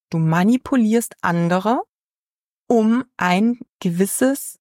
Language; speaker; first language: German; native; German